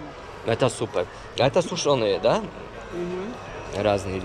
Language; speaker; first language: Russian; non-native, learner; Polish